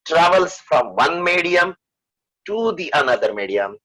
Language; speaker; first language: English; non-native, local second language; Marathi